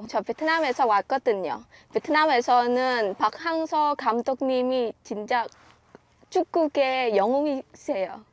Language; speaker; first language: Korean; non-native, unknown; Vietnamese